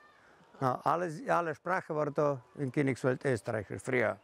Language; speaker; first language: German; non-native, local second language; Ukrainian